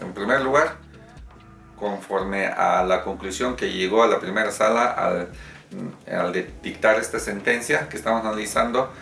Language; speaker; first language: Spanish; native; Spanish